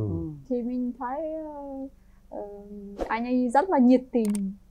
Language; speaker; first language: Vietnamese; non-native, fluent; Ukrainian